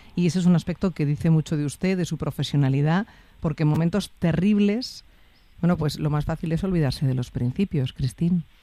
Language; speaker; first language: Spanish; native; Spanish